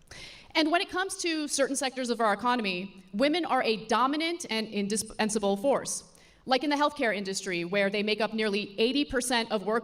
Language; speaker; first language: English; native; English